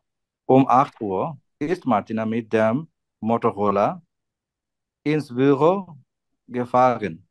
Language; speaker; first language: German; non-native, learner; Bangla